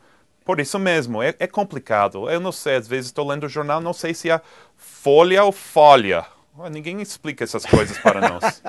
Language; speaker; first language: Portuguese; non-native, fluent; English